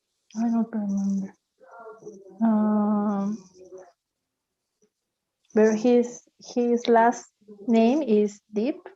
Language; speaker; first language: English; non-native, learner; Spanish